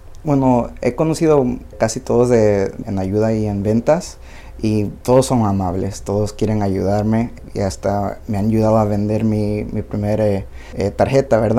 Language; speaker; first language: Spanish; early bilingual, heritage; Spanish